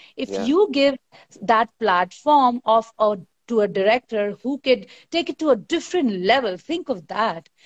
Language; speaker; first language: English; non-native, local second language; Hindi